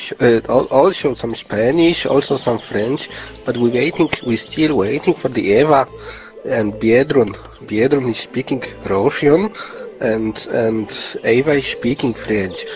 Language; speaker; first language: English; non-native, learner; Polish